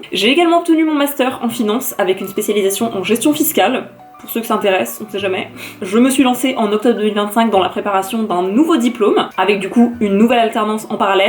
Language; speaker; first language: French; native; French